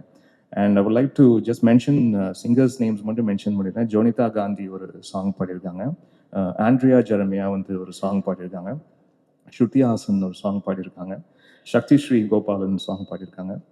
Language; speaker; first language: Tamil; native; Tamil